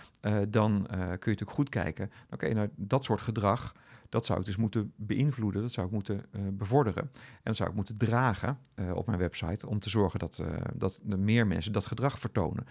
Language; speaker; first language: Dutch; native; Dutch